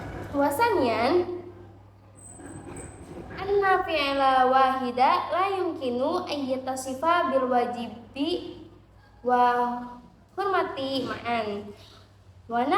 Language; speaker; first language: Arabic; non-native, learner; Indonesian